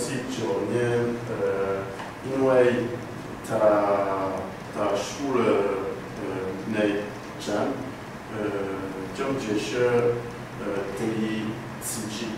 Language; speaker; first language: Chinese; non-native, learner; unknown